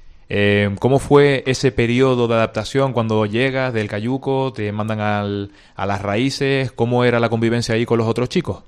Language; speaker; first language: Spanish; native; Spanish